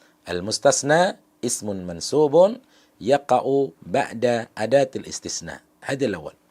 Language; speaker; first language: Arabic; non-native, fluent; Indonesian